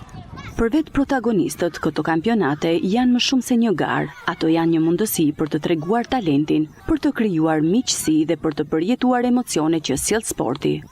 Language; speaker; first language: Albanian; native; Albanian